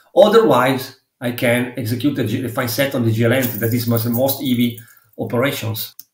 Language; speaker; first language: English; non-native, fluent; Italian